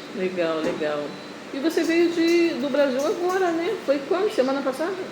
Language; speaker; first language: Portuguese; native; Portuguese